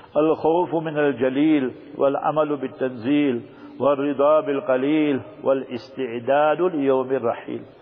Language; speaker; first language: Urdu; early bilingual, heritage; Urdu